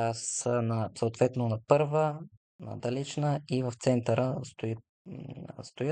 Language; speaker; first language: Bulgarian; native; Bulgarian